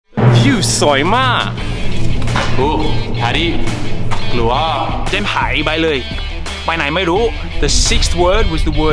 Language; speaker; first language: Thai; non-native, fluent; English